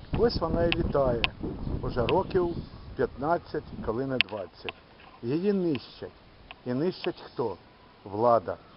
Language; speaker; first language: Ukrainian; native; Ukrainian